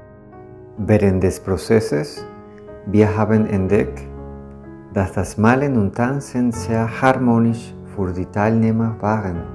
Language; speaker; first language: German; non-native, fluent; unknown